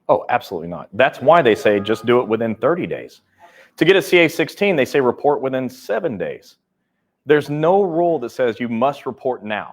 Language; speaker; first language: English; native; English